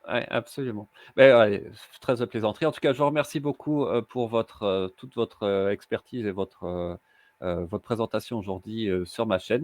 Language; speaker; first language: French; native; French